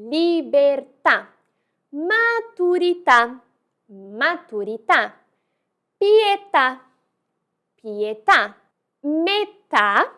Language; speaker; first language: Italian; non-native, fluent; Portuguese